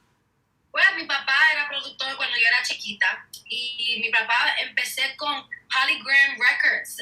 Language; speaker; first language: Spanish; early bilingual, heritage; Spanish